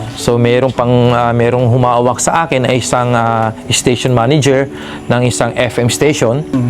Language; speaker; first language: Filipino; non-native, local second language; Maguindanaon